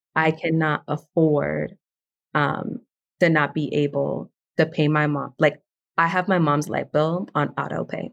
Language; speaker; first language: English; early bilingual, other home language; Spanish